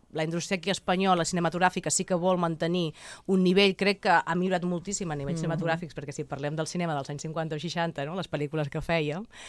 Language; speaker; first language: Catalan; non-native, local second language; Spanish